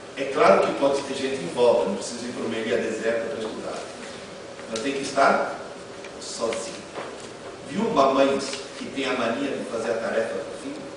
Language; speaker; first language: Portuguese; non-native, fluent; Italian